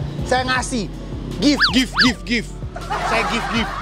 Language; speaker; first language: Indonesian; native; Indonesian